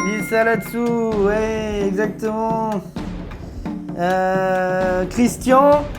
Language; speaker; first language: French; native; French